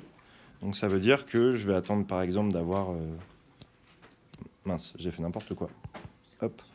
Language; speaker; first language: French; native; French